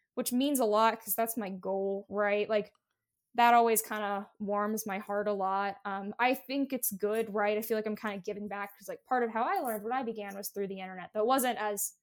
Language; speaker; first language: English; native; English